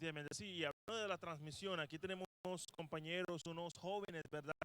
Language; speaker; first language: Spanish; native; Spanish